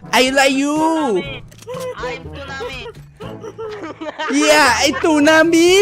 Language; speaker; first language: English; non-native, learner; Thai